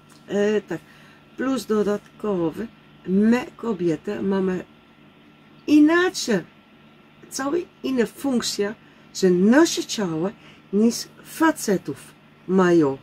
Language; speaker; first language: Polish; non-native, learner; Dutch